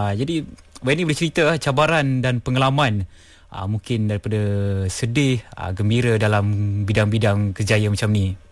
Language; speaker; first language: Malay; non-native, local second language; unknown